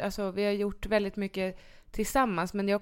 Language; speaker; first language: Swedish; native; Swedish